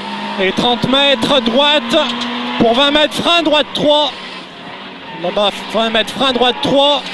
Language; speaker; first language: French; native; French